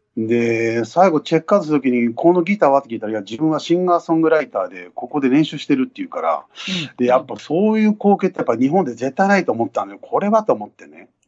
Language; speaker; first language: Japanese; native; Japanese